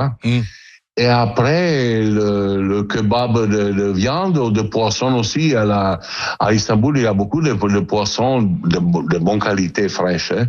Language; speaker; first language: French; non-native, learner; Italian